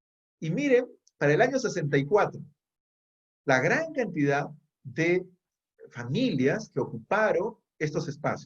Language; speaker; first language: Spanish; native; Spanish